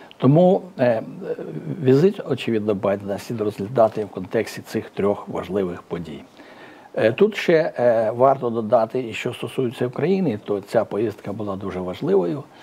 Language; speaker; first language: Ukrainian; native; Ukrainian